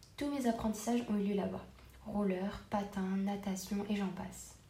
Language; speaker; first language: French; non-native, local second language; Arabic